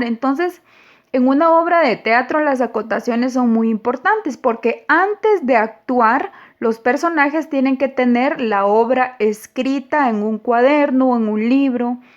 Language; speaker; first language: Spanish; native; Spanish